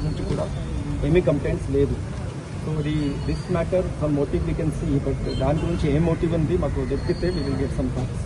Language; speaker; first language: Telugu; non-native, learner; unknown